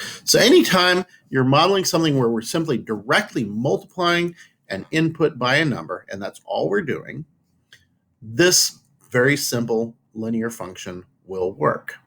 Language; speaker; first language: English; native; English